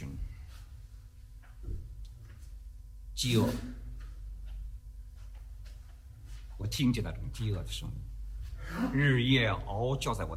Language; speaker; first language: English; non-native, fluent; Chinese